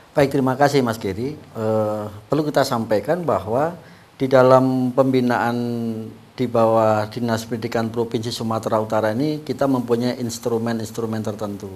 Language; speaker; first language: Indonesian; non-native, local second language; Javanese